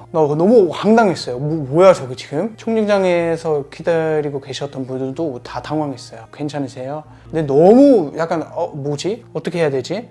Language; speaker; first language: Korean; non-native, fluent; German